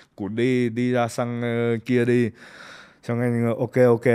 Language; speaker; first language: Vietnamese; early bilingual, heritage; Russian